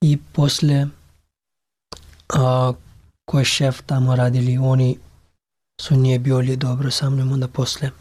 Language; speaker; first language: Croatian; non-native, learner; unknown